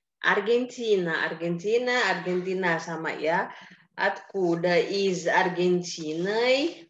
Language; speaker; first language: Russian; non-native, fluent; Indonesian